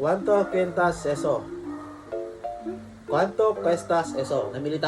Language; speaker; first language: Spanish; non-native, learner; Filipino